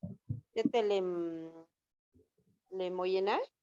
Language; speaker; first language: French; non-native, learner; Spanish